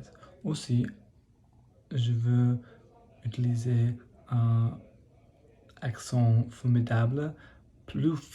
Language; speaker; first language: French; non-native, learner; English